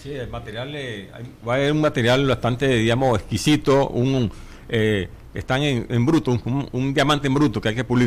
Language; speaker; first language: Spanish; native; Spanish